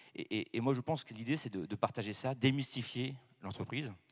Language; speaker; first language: French; native; French